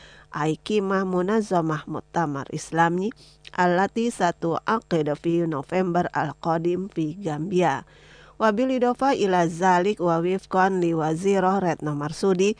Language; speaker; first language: Arabic; non-native, fluent; Indonesian